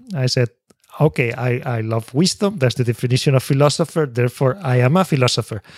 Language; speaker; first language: English; non-native, fluent; Spanish